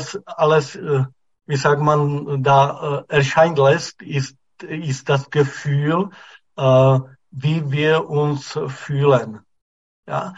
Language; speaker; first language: German; non-native, fluent; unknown